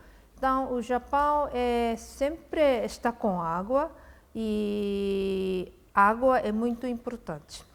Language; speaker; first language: Portuguese; non-native, fluent; Japanese